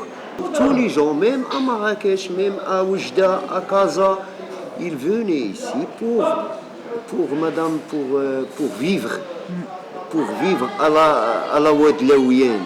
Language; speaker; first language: French; non-native, local second language; Arabic